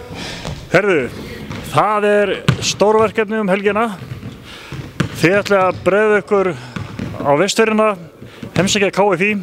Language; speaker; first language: Icelandic; native; Icelandic